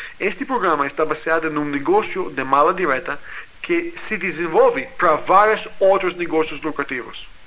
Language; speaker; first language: Portuguese; non-native, fluent; English